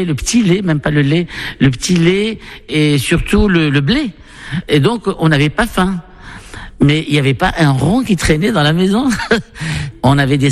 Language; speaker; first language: French; non-native, local second language; Arabic